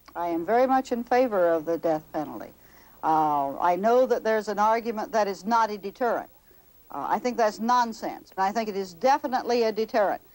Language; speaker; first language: English; native; English